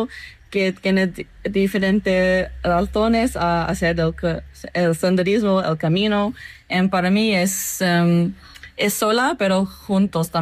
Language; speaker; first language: Spanish; non-native, learner; English